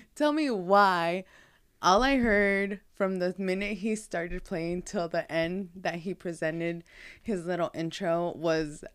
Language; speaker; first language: English; early bilingual, heritage; Spanish